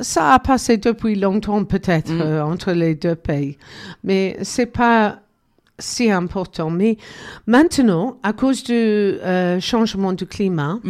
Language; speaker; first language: French; non-native, learner; English